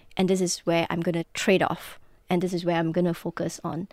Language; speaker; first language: English; non-native, local second language; Min Nan Chinese